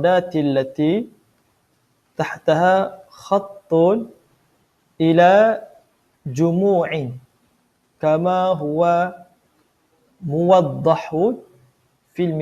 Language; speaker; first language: Arabic; non-native, fluent; Malay